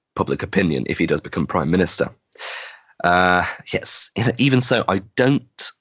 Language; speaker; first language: English; native; English